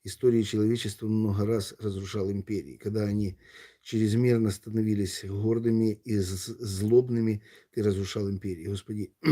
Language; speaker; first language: Russian; native; Russian